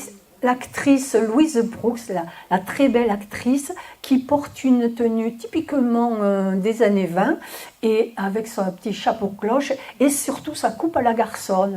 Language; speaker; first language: French; native; French